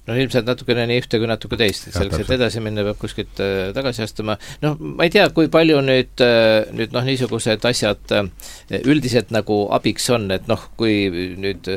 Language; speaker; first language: Estonian; native; Estonian